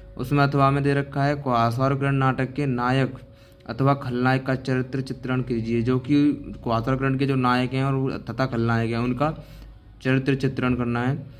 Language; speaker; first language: Hindi; native; Hindi